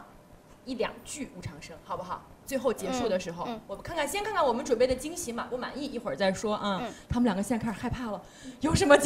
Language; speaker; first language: Chinese; native; Chinese